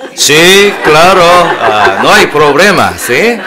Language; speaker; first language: Spanish; non-native, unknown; Korean